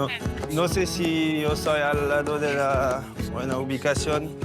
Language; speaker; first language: Spanish; non-native, learner; French